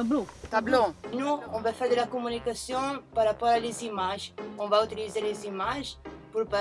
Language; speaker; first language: French; non-native, learner; Italian